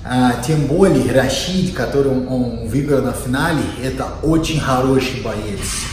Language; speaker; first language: Russian; non-native, learner; Portuguese